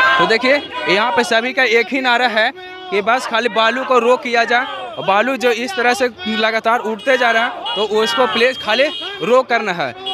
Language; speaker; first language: Hindi; native; Hindi